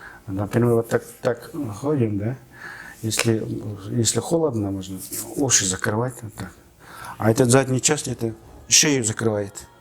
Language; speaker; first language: Russian; non-native, fluent; Mongolian